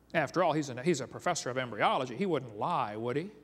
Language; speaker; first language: English; native; English